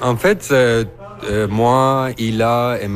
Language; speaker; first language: French; non-native, learner; Persian